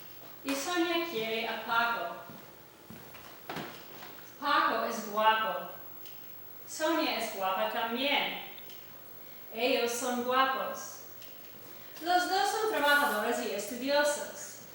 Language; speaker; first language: Spanish; non-native, fluent; English